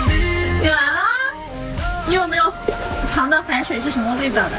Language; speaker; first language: Chinese; native; Chinese